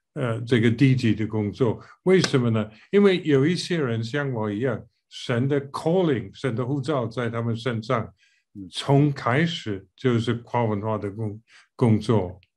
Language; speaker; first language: Chinese; non-native, fluent; English